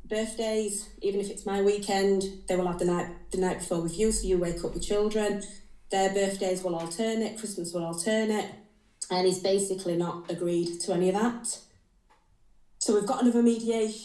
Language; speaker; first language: English; native; English